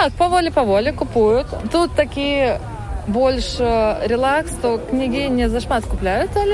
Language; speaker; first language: Polish; non-native, learner; Russian